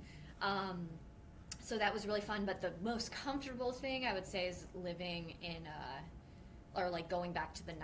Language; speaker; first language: English; native; English